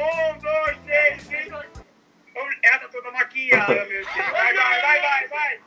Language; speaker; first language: Portuguese; native; Portuguese